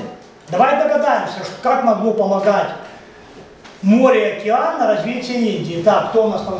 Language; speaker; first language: Russian; native; Russian